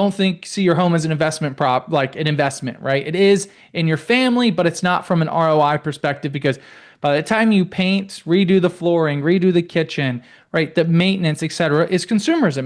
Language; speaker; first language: English; native; English